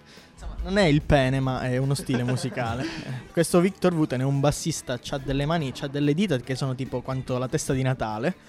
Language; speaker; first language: Italian; native; Italian